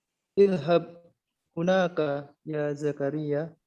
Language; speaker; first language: Arabic; non-native, learner; Indonesian